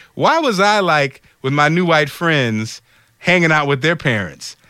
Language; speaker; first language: English; native; English